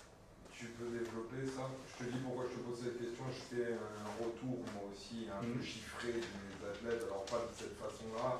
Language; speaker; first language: French; native; French